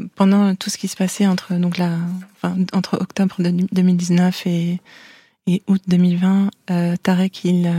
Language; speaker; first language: French; non-native, local second language; Arabic